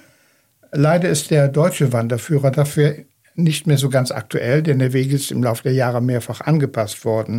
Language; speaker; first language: German; native; German